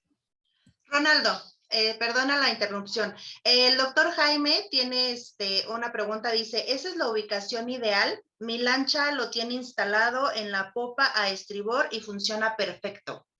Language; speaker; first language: Spanish; native; Spanish